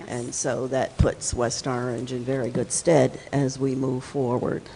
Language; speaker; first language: English; native; English